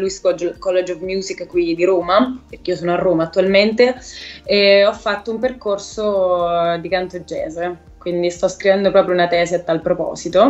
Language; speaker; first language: Italian; native; Italian